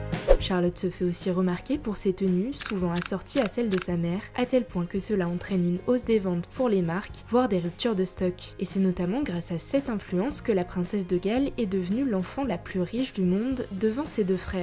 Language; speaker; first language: French; native; French